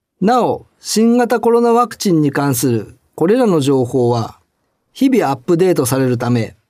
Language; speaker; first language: Japanese; native; Japanese